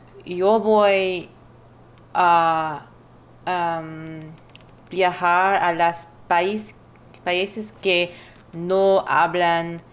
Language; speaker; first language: Spanish; non-native, learner; English